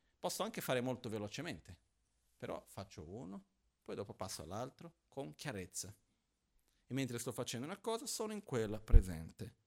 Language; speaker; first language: Italian; non-native, fluent; Portuguese